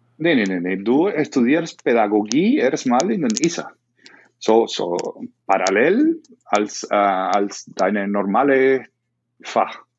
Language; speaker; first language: German; non-native, learner; Spanish